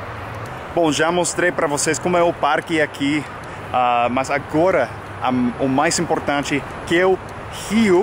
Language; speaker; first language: Portuguese; non-native, fluent; English